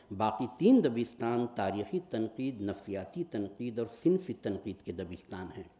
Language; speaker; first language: Urdu; native; Urdu